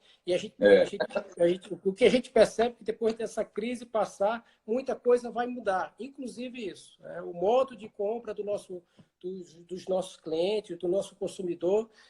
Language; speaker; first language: Portuguese; native; Portuguese